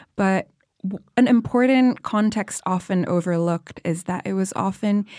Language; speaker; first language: English; non-native, fluent; Indonesian